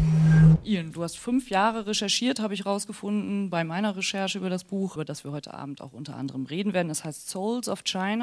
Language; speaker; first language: German; native; German